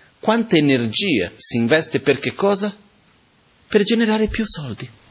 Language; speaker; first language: Italian; non-native, fluent; Portuguese